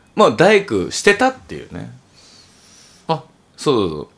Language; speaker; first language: Japanese; native; Japanese